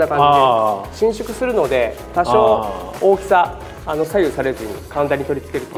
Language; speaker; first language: Japanese; native; Japanese